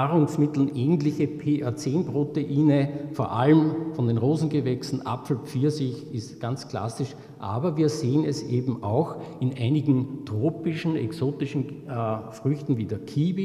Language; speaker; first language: German; native; German